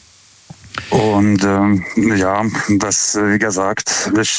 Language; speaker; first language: German; non-native, fluent; Lithuanian